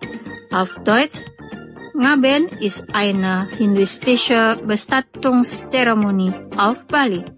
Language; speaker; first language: German; non-native, fluent; Indonesian